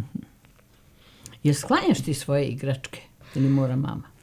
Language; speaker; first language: Croatian; native; Croatian